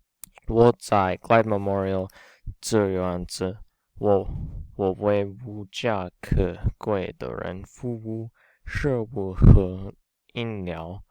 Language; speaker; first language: Chinese; non-native, learner; English